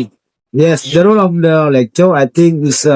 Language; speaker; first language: English; non-native, fluent; Indonesian